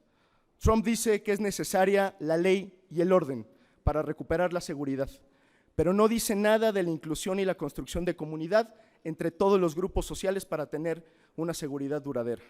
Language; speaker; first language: Spanish; native; Spanish